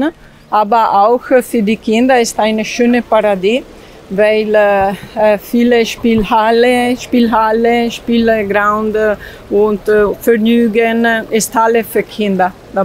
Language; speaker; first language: German; non-native, learner; Italian